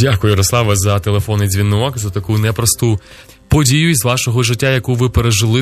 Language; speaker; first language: Ukrainian; native; Ukrainian